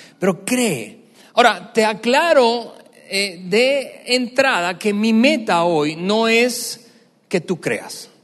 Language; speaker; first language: Spanish; native; Spanish